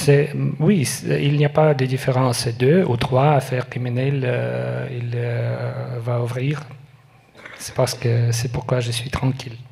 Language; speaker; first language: French; non-native, learner; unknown